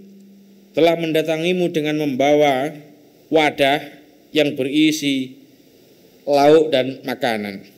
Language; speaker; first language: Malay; non-native, local second language; Javanese